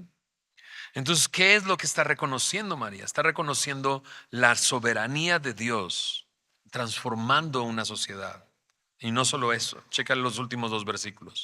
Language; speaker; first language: Spanish; native; Spanish